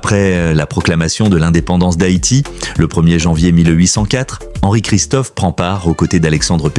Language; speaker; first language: French; non-native, local second language; Haitian Creole